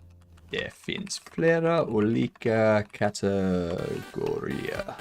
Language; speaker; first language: Swedish; non-native, learner; English